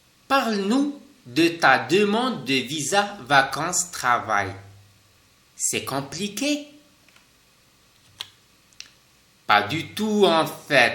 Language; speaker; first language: French; non-native, fluent; Spanish